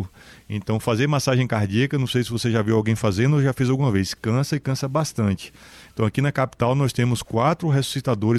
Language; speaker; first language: Portuguese; native; Portuguese